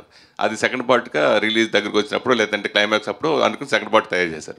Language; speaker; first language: Telugu; native; Telugu